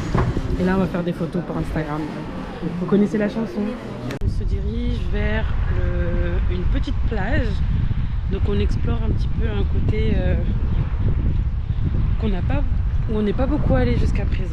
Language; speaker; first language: French; native; French